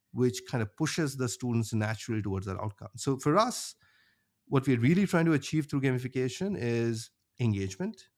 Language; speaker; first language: English; non-native, local second language; Bangla